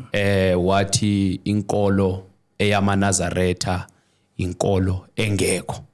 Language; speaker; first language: Zulu; native; Zulu